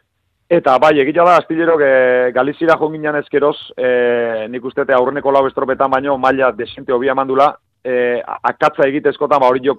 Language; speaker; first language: Basque; native; Basque